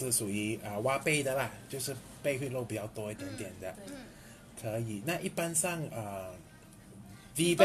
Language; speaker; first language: Chinese; native; Chinese